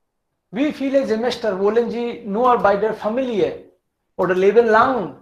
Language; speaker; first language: German; non-native, fluent; Hindi